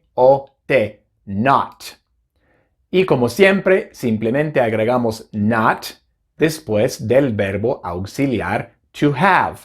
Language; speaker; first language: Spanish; non-native, fluent; English